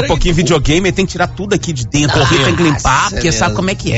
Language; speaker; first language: Portuguese; native; Portuguese